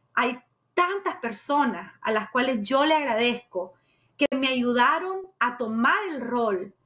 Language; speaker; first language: Spanish; native; Spanish